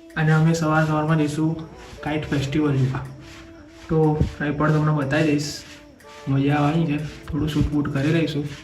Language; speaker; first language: Gujarati; native; Gujarati